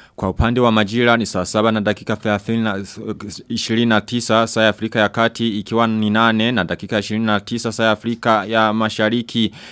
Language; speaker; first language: Swahili; non-native, local second language; Rundi